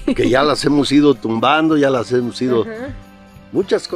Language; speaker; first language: Spanish; native; Spanish